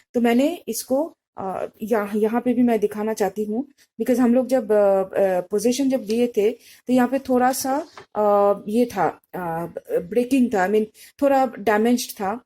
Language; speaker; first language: Hindi; non-native, local second language; Bangla